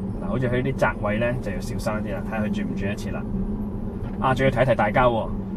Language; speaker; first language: Cantonese; native; Cantonese